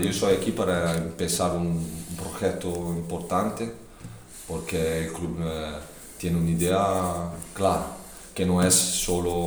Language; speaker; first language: Spanish; non-native, fluent; Italian